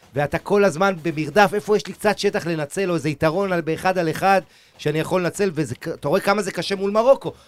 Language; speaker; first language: Hebrew; early bilingual, other home language; Spanish